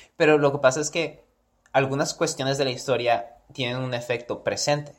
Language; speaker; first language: Spanish; early bilingual, heritage; Spanish